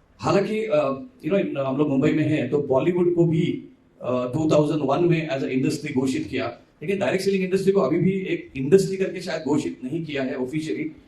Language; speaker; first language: Hindi; non-native, local second language; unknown